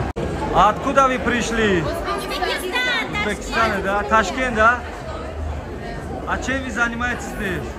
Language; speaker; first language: Russian; non-native, local second language; Tajik